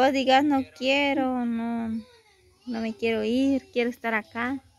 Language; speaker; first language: Spanish; native; Spanish